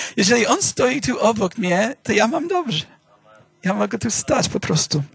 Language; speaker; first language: Polish; non-native, fluent; English